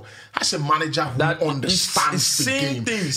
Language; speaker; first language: English; non-native, local second language; Yoruba